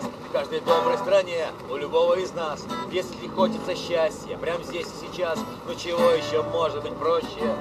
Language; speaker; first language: Russian; native; Russian